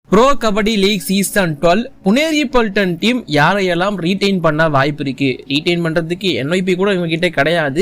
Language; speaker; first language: Tamil; native; Tamil